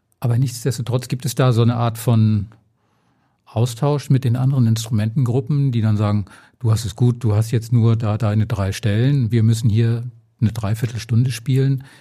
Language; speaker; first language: German; native; German